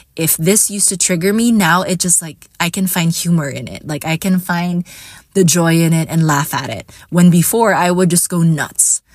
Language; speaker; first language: English; non-native, local second language; Hiligaynon